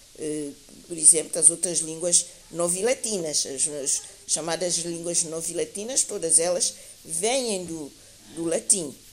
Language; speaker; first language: Portuguese; native; Portuguese